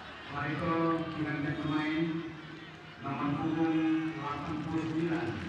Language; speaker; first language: Indonesian; native; Indonesian